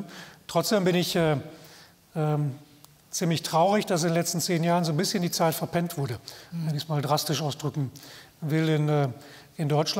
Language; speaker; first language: German; native; German